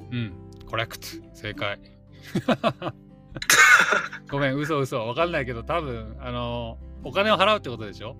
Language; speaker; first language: Japanese; native; Japanese